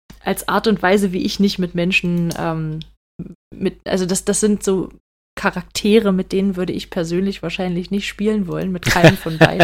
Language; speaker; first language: German; native; German